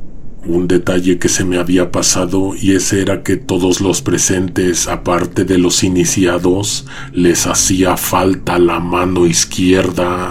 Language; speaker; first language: Spanish; native; Spanish